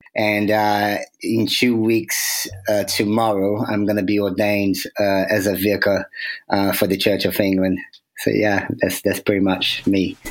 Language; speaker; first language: English; non-native, fluent; Portuguese